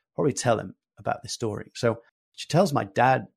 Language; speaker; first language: English; early bilingual, other home language; French